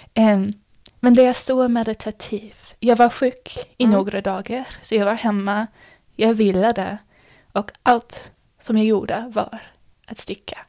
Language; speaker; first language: Swedish; non-native, fluent; English